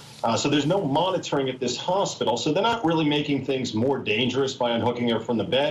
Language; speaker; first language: English; native; English